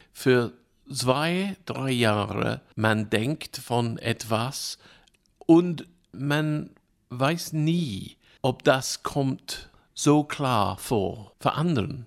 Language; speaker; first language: German; non-native, fluent; English